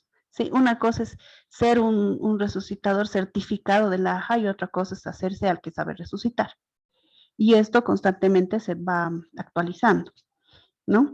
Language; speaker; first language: Spanish; native; Spanish